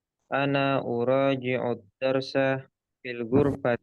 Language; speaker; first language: Arabic; non-native, learner; Indonesian